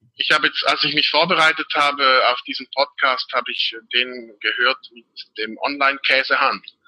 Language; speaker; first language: German; native; German